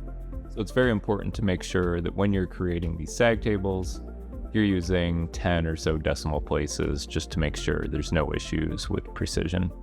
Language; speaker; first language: English; native; English